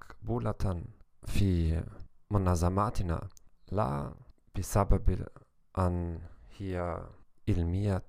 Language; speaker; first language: Arabic; non-native, learner; German